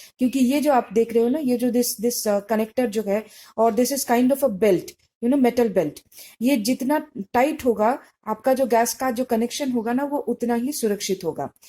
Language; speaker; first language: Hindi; non-native, local second language; Bangla